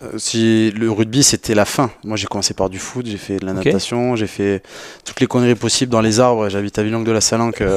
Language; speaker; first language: French; native; French